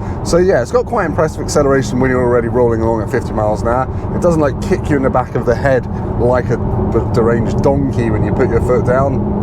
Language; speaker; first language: English; native; English